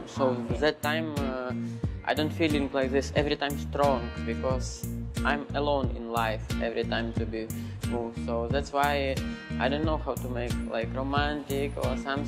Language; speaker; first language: English; non-native, learner; Ukrainian